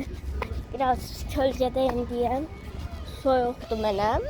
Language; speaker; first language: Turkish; non-native, learner; Azerbaijani